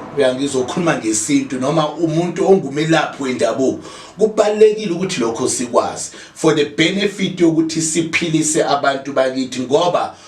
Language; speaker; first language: Zulu; native; Zulu